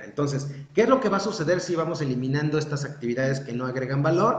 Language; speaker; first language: Spanish; native; Spanish